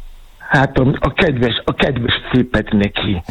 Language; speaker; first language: Hungarian; non-native, fluent; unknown